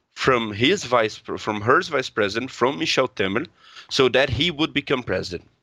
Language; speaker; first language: English; non-native, fluent; Portuguese